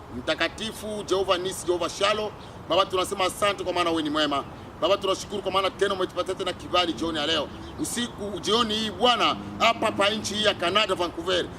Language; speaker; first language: Swahili; native; Swahili